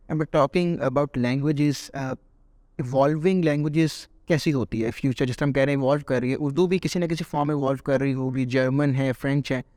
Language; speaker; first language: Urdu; native; Urdu